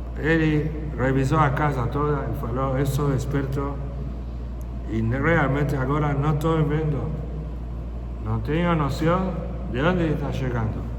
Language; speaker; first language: Portuguese; non-native, fluent; Spanish